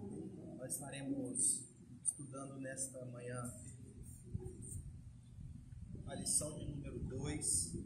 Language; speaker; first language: Portuguese; native; Portuguese